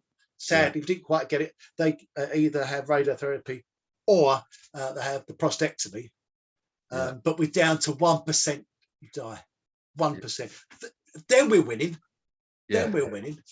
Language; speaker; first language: English; native; English